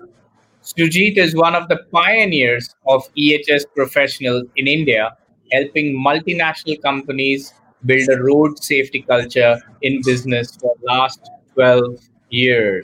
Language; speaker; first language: English; non-native, local second language; Hindi